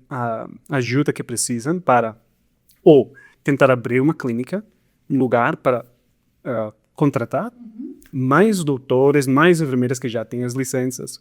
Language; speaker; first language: Portuguese; non-native, fluent; Spanish